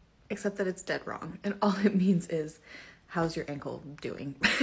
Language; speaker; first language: English; native; English